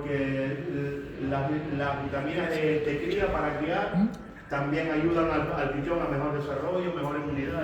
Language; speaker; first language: Spanish; native; Spanish